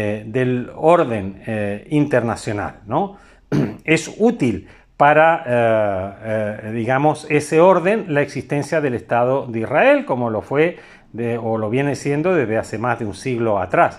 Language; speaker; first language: Spanish; native; Spanish